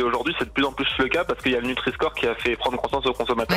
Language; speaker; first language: French; native; French